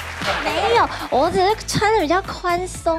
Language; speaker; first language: Chinese; native; Chinese